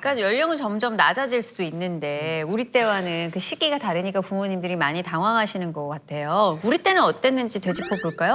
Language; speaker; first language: Korean; native; Korean